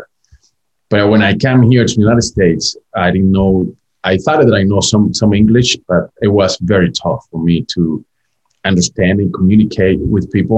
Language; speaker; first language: English; non-native, fluent; Spanish